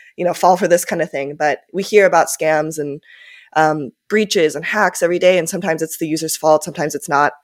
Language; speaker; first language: English; early bilingual, other home language; Japanese